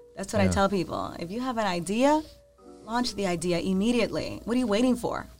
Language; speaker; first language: English; early bilingual, other home language; Spanish